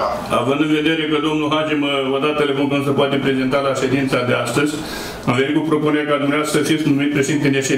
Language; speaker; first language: Romanian; native; Romanian